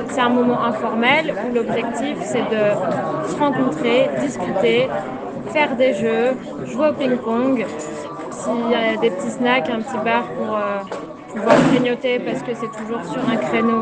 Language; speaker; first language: French; native; French